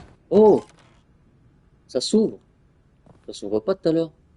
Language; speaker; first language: French; native; French